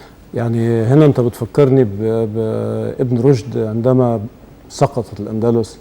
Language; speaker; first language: Egyptian Arabic; native; Egyptian Arabic